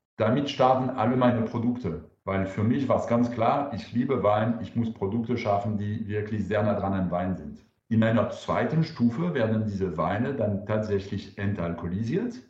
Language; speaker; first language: German; non-native, fluent; French